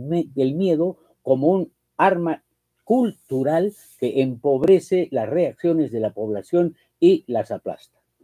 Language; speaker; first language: Spanish; native; Spanish